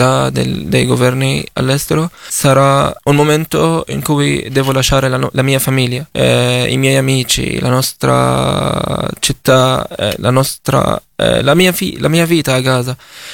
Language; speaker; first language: Italian; non-native, fluent; Arabic